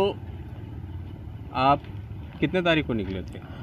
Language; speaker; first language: Hindi; native; Hindi